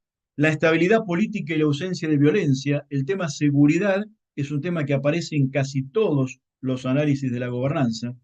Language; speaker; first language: Spanish; native; Spanish